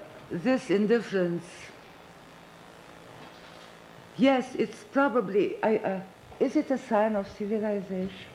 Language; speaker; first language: English; non-native, fluent; Romanian